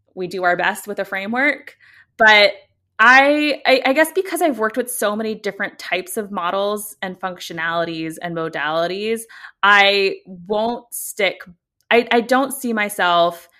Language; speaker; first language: English; native; English